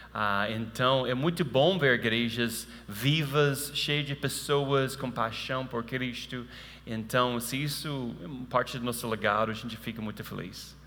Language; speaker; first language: Portuguese; non-native, fluent; English